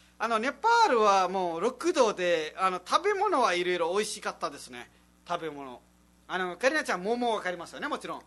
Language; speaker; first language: Japanese; non-native, fluent; Nepali